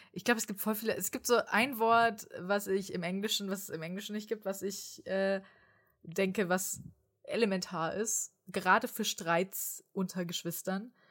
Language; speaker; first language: German; native; German